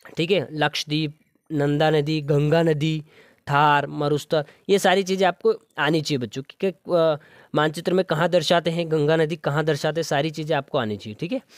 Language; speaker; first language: Hindi; native; Hindi